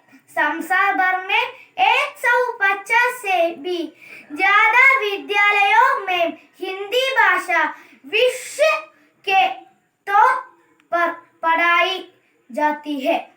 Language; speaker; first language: Hindi; non-native, local second language; Malayalam